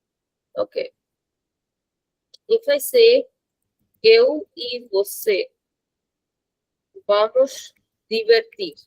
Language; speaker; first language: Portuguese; non-native, fluent; Hindi